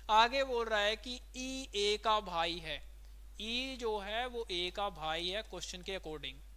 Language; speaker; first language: Hindi; native; Hindi